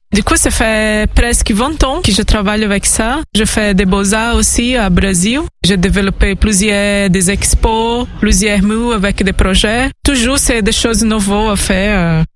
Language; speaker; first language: French; non-native, fluent; Portuguese